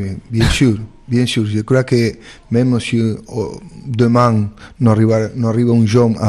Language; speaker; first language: French; non-native, fluent; Spanish